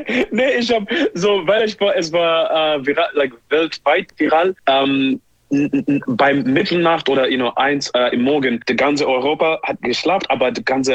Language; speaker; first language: German; non-native, learner; English